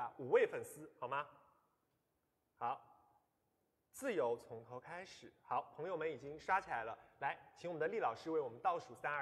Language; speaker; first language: Chinese; native; Chinese